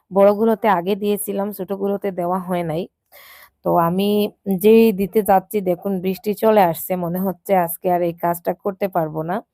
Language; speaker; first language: Bangla; non-native, local second language; Sylheti